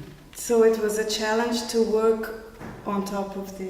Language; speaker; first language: English; non-native, fluent; Portuguese